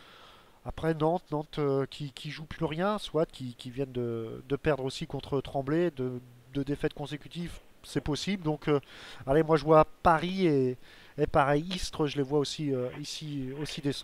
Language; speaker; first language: French; native; French